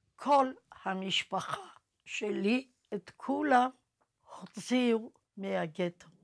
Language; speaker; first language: Hebrew; non-native, fluent; Polish